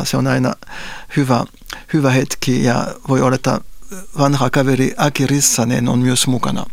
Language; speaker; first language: Finnish; non-native, fluent; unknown